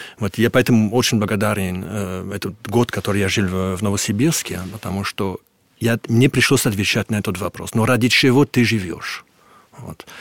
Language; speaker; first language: Russian; non-native, fluent; French